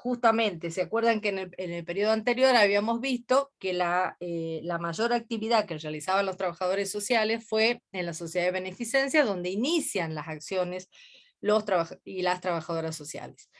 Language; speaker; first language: Spanish; native; Spanish